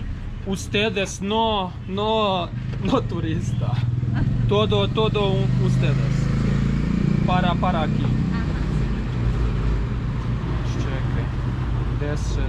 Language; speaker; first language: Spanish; non-native, learner; Croatian